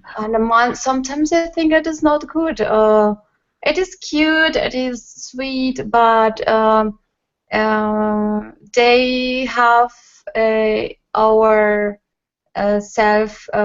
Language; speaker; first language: English; non-native, learner; Spanish